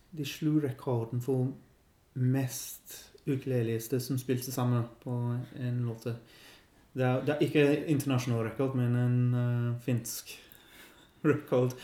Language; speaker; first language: Norwegian; non-native, learner; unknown